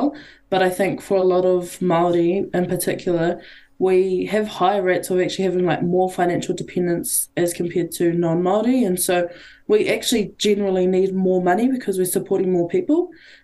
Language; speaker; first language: English; native; English